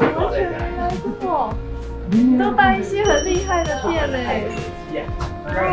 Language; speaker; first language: Chinese; non-native, fluent; Japanese